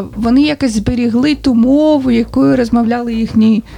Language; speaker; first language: Ukrainian; native; Ukrainian